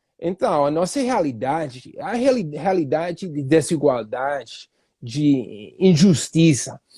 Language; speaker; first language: Portuguese; non-native, fluent; English